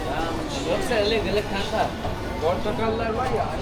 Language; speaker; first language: Turkish; native; Turkish